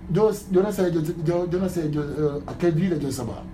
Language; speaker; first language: Spanish; non-native, learner; Wolof